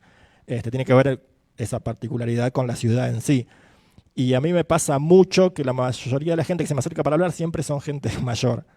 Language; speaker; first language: Spanish; native; Spanish